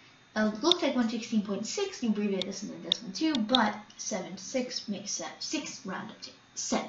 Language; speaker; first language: English; native; English